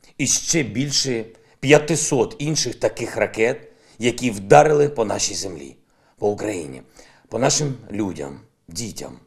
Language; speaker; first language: Ukrainian; non-native, local second language; Russian